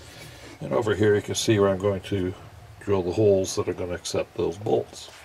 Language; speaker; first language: English; native; English